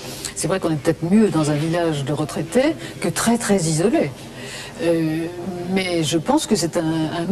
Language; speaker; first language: French; native; French